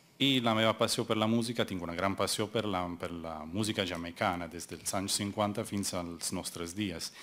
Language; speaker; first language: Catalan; non-native, fluent; Italian